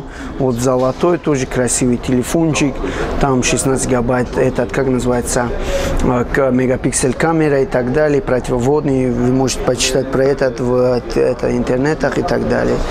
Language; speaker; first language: Russian; non-native, fluent; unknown